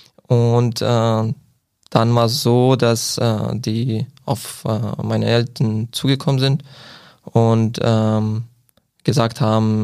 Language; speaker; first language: German; non-native, fluent; Croatian